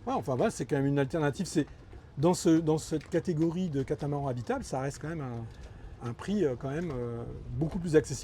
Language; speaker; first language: French; native; French